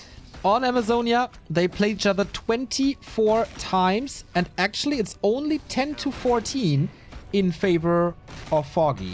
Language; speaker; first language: English; non-native, fluent; German